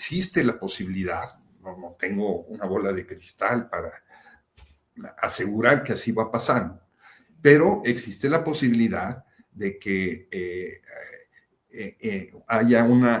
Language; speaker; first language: Spanish; native; Spanish